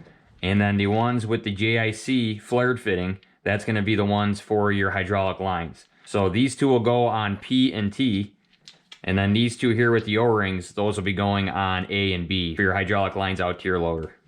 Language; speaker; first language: English; native; English